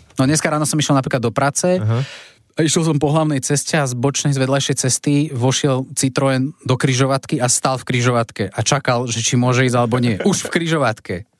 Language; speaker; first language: Slovak; native; Slovak